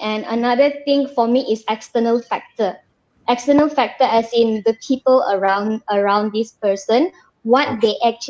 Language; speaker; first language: English; non-native, local second language; Malay